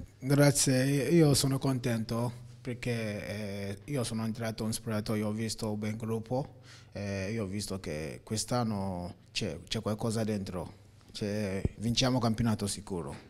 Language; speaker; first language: Italian; non-native, fluent; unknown